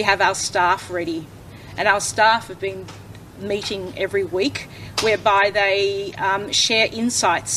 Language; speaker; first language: English; native; English